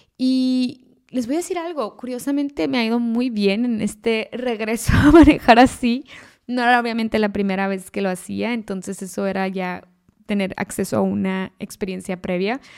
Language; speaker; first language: Spanish; native; Spanish